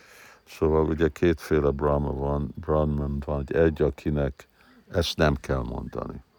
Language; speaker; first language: Hungarian; early bilingual, heritage; Hungarian